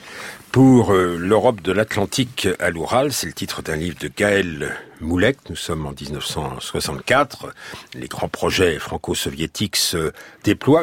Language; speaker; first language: French; native; French